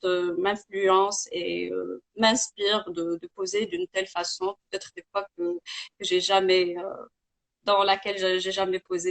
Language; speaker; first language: French; non-native, local second language; Arabic